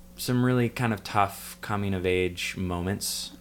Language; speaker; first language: English; native; English